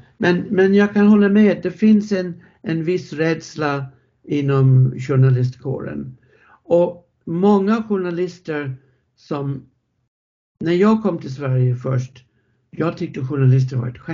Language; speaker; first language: Swedish; non-native, fluent; English